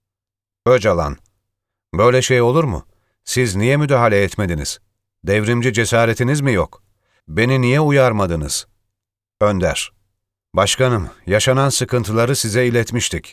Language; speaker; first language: Turkish; native; Turkish